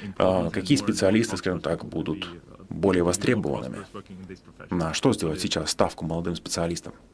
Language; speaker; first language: Russian; non-native, fluent; English